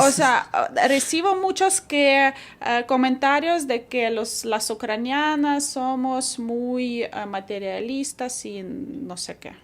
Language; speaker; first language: Spanish; non-native, fluent; Ukrainian